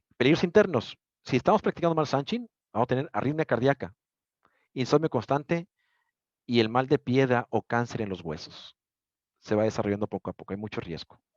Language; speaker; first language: Spanish; native; Spanish